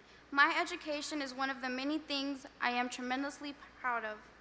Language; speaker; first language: English; early bilingual, other home language; Spanish